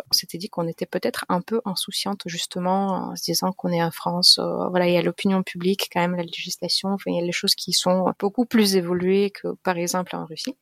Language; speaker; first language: French; non-native, fluent; Russian